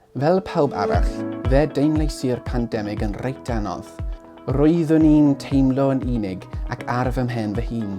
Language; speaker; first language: Welsh; non-native, learner; English